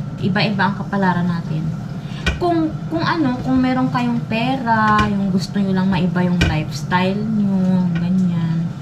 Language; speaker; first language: Filipino; non-native, local second language; Hiligaynon